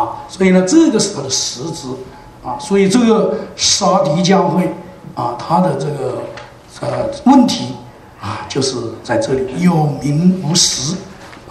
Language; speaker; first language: Chinese; native; Chinese